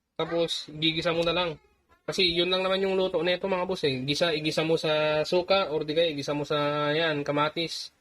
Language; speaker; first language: Filipino; non-native, local second language; Iloko